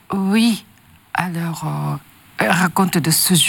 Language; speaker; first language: French; non-native, learner; Japanese